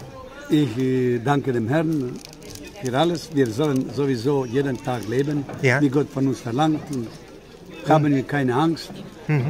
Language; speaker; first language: German; non-native, fluent; Croatian